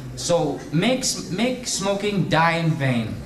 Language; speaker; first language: English; native; English